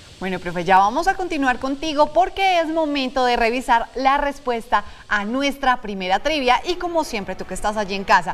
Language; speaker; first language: Spanish; native; Spanish